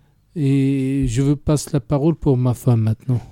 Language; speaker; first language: French; non-native, learner; Arabic